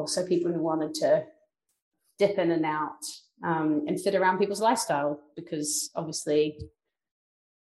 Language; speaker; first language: English; native; English